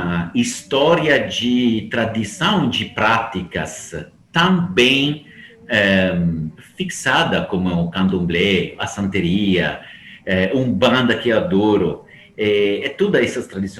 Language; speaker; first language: Portuguese; non-native, fluent; Italian